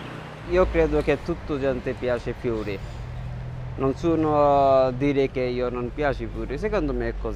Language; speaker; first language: Italian; non-native, learner; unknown